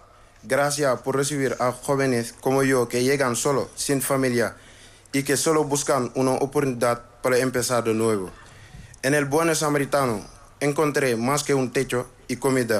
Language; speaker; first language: Spanish; non-native, learner; Wolof